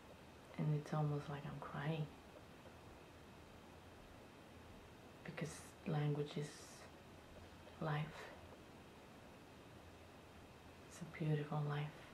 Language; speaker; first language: English; non-native, fluent; Swedish